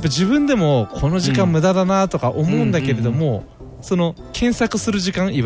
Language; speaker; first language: Japanese; native; Japanese